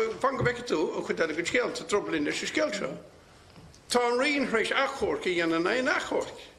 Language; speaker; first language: Irish; native; Irish